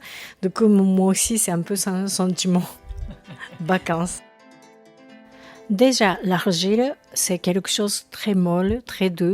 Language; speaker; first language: French; non-native, learner; Japanese